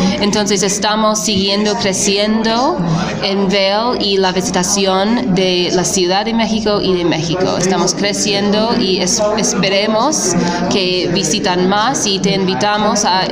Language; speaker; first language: Spanish; non-native, fluent; English